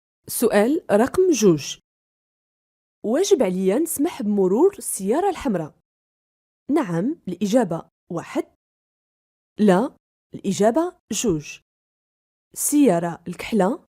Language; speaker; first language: Arabic; native; Arabic